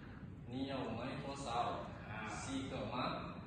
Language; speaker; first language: Chinese; non-native, learner; Indonesian